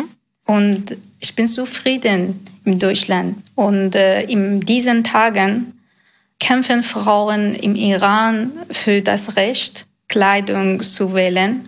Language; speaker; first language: German; non-native, learner; Persian